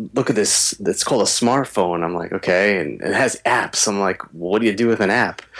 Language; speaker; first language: English; native; English